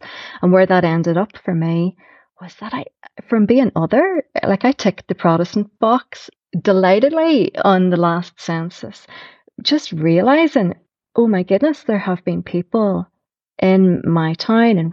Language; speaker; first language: English; native; English